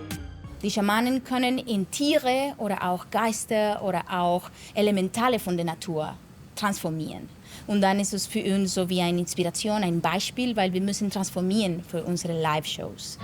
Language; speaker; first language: German; non-native, fluent; Spanish